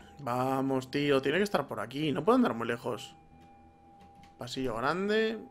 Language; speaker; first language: Spanish; native; Spanish